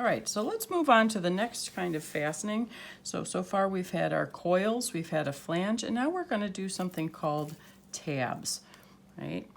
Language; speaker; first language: English; native; English